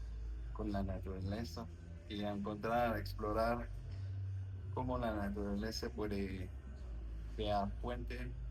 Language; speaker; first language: Spanish; non-native, learner; French